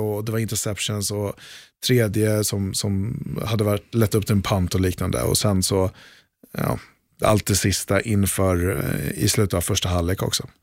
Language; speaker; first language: Swedish; native; Swedish